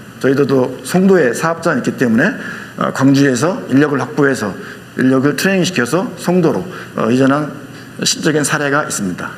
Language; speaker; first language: Korean; native; Korean